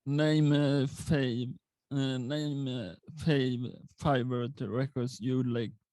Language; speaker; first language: English; non-native, learner; Swedish